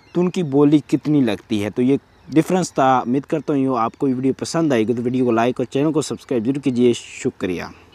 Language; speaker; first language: Urdu; native; Urdu